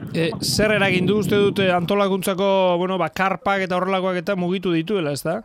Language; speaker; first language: Basque; native; Basque